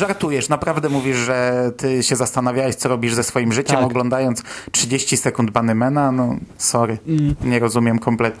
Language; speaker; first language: Polish; native; Polish